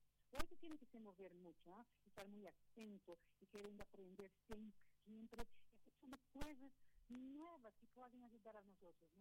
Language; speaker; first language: Spanish; non-native, fluent; Portuguese